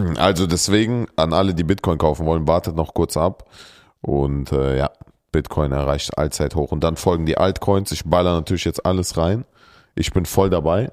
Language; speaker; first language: German; early bilingual, other home language; Russian